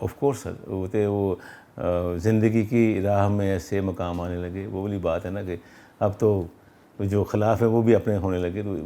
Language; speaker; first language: Urdu; non-native, local second language; Punjabi